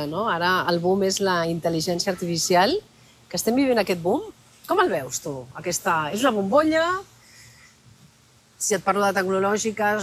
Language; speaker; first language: Catalan; native; Catalan